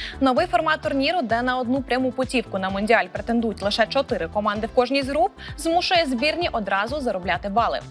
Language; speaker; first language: Ukrainian; native; Ukrainian